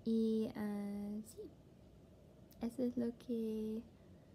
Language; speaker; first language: Spanish; non-native, fluent; English